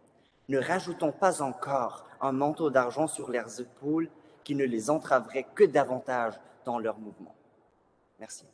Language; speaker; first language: French; native; French